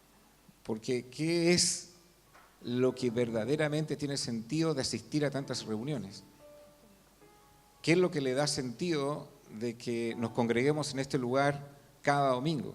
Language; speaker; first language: Spanish; native; Spanish